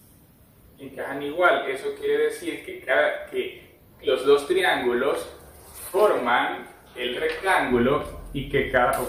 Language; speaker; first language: Spanish; native; Spanish